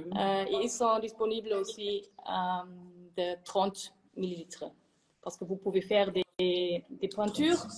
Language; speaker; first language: French; non-native, fluent; German